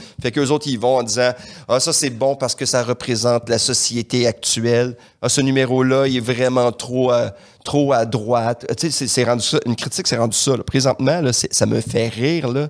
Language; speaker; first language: French; native; French